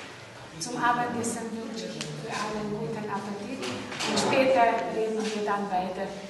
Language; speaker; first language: German; non-native, fluent; Hungarian